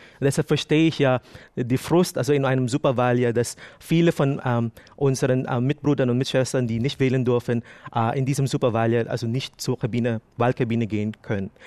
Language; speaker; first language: German; non-native, fluent; Filipino